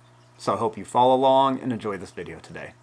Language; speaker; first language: English; native; English